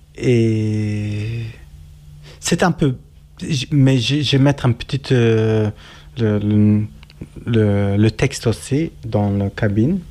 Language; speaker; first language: French; non-native, learner; Kurdish